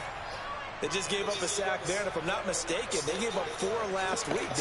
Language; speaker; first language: English; native; English